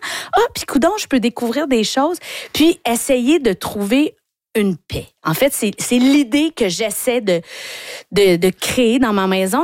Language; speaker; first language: French; native; French